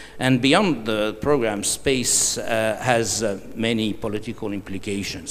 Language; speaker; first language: English; non-native, fluent; French